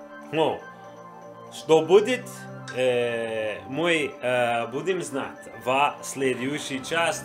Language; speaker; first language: Russian; non-native, learner; English